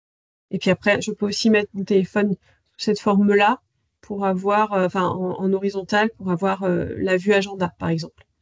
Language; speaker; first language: French; native; French